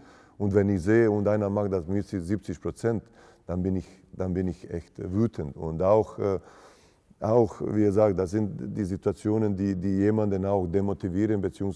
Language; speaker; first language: German; non-native, fluent; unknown